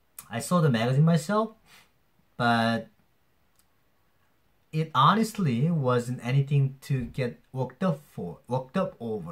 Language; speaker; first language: English; non-native, fluent; Korean